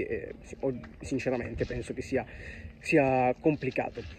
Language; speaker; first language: Italian; native; Italian